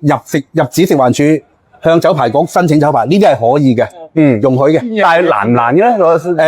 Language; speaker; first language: Cantonese; native; Cantonese